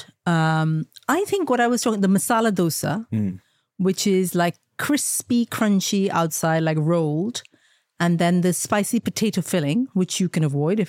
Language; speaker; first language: English; non-native, local second language; Malayalam